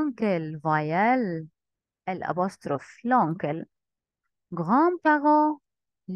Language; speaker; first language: French; non-native, fluent; Arabic